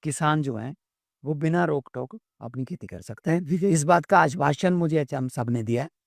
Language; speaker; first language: Hindi; non-native, local second language; Punjabi